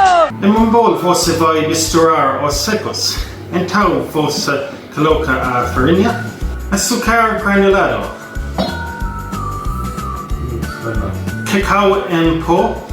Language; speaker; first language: Portuguese; non-native, learner; English